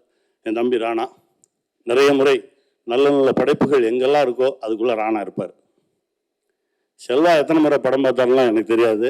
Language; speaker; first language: Tamil; native; Tamil